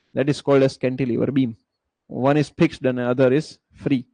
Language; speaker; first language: English; non-native, local second language; Gujarati